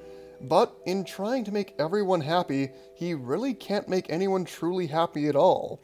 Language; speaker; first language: English; native; English